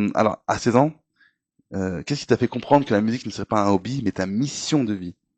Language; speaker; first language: French; native; French